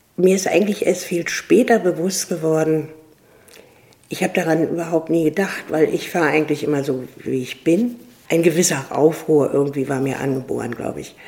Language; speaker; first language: German; native; German